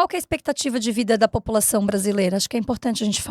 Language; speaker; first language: Portuguese; native; Portuguese